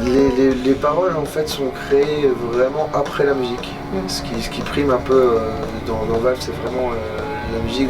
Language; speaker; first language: French; native; French